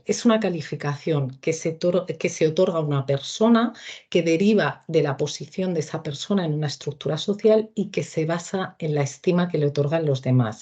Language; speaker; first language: Spanish; native; Spanish